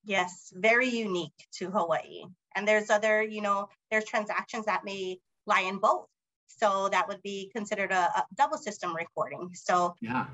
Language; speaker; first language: English; native; English